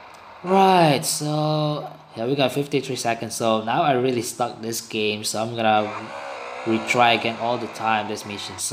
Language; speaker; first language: English; non-native, learner; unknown